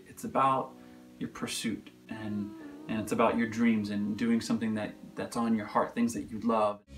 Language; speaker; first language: English; native; English